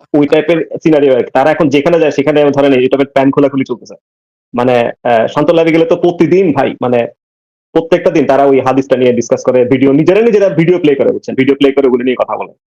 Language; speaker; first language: Bangla; non-native, local second language; Urdu